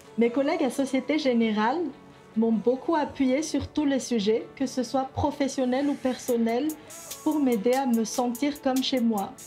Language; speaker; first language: French; non-native, local second language; Malagasy